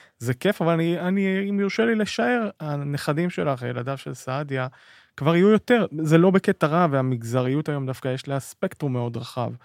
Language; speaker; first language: Hebrew; native; Hebrew